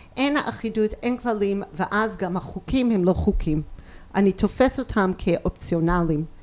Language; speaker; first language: Hebrew; non-native, fluent; English